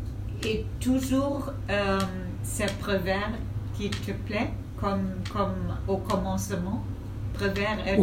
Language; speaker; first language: French; non-native, fluent; German